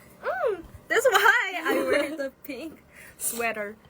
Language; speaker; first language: English; non-native, learner; Korean